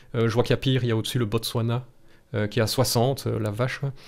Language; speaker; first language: French; native; French